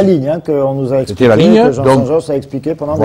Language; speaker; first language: French; native; French